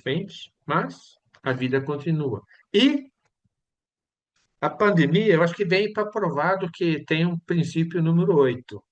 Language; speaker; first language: Portuguese; non-native, fluent; Swedish